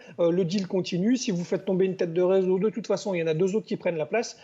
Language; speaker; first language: French; native; French